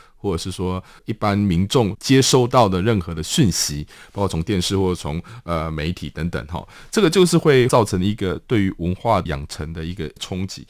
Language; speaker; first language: Chinese; native; Chinese